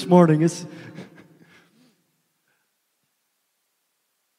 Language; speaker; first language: English; native; English